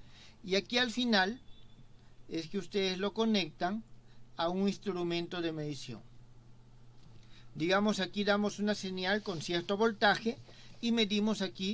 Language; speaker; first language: Spanish; native; Spanish